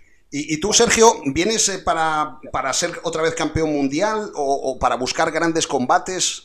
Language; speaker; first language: Spanish; native; Spanish